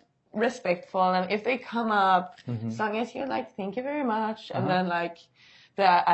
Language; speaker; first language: English; non-native, fluent; Swedish